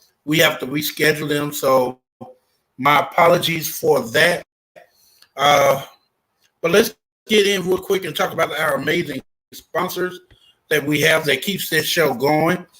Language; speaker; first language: English; native; English